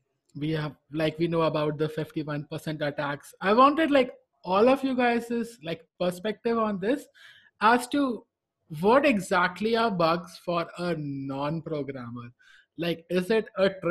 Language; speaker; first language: English; non-native, local second language; Hindi